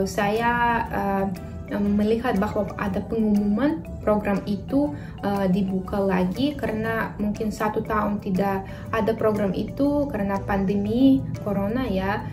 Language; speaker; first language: Indonesian; non-native, fluent; Russian